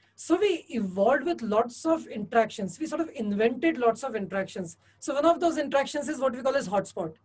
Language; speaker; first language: English; non-native, local second language; Hindi